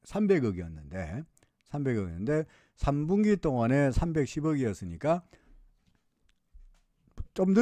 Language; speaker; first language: Korean; native; Korean